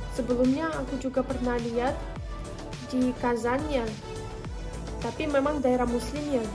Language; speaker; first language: Indonesian; non-native, fluent; Russian